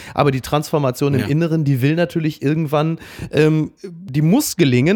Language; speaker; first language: German; native; German